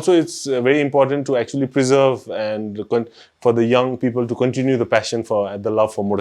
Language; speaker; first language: English; non-native, local second language; Nepali